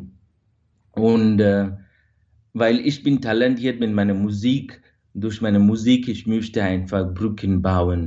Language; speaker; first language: German; non-native, fluent; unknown